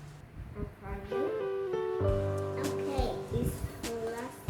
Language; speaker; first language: English; non-native, learner; Vietnamese